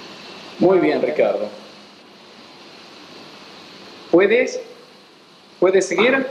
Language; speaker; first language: Spanish; native; Spanish